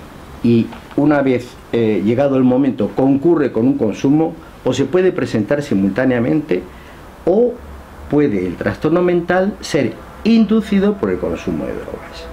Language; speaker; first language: Spanish; native; Spanish